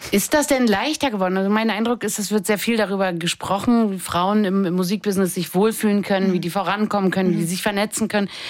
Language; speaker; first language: German; native; German